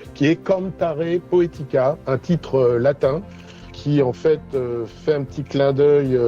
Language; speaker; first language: French; native; French